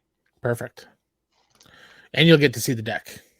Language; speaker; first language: English; native; English